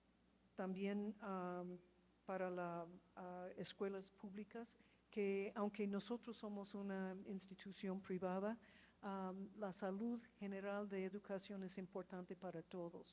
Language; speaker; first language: Spanish; non-native, fluent; English